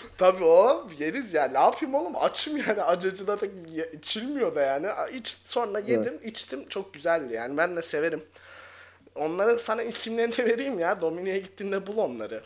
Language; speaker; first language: Turkish; native; Turkish